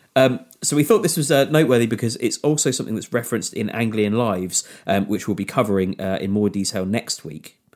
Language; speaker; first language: English; native; English